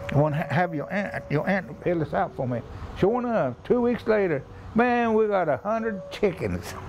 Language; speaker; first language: English; native; English